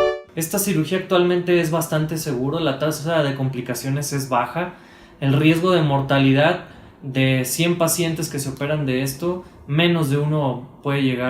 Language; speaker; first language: Spanish; native; Spanish